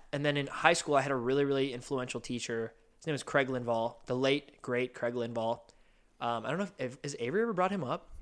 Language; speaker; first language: English; early bilingual, other home language; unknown